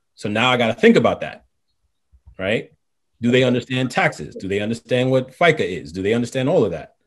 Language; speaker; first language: English; native; English